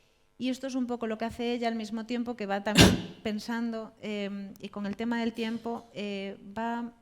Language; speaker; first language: Spanish; native; Spanish